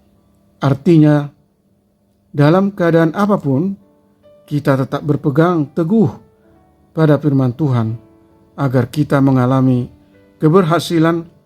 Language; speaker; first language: Indonesian; native; Indonesian